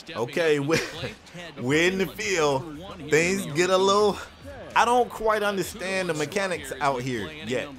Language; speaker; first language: English; native; English